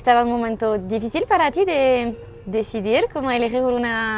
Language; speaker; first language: Spanish; non-native, learner; French